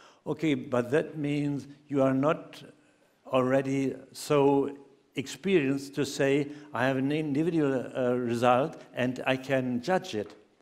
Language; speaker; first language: English; non-native, fluent; German